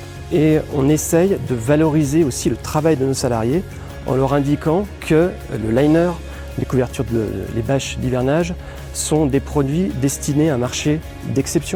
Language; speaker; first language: French; native; French